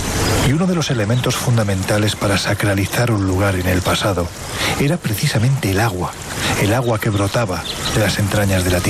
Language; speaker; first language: Spanish; native; Spanish